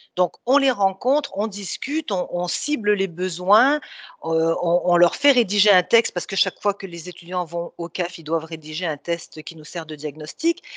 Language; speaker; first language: French; native; French